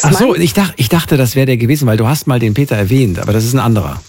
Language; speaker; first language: German; native; German